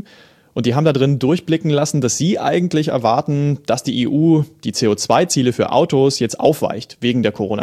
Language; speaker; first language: German; native; German